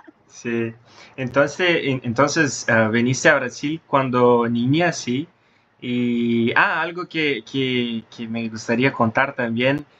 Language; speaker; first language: Spanish; non-native, fluent; Portuguese